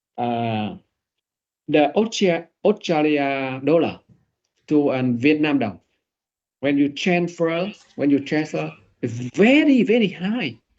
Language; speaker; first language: English; non-native, learner; Vietnamese